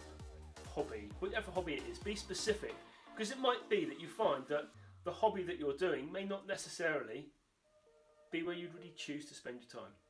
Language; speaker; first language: English; native; English